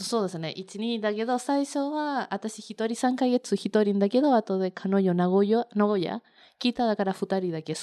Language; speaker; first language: Japanese; non-native, learner; Spanish